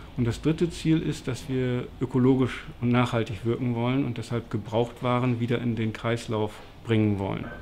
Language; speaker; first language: German; native; German